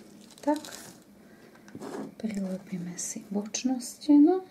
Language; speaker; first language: Slovak; native; Slovak